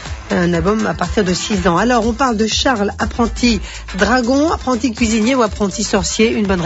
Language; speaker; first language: French; native; French